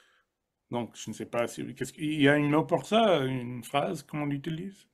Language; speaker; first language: French; non-native, fluent; English